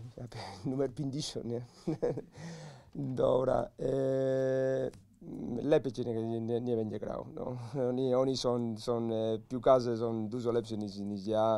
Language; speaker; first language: Polish; non-native, learner; Spanish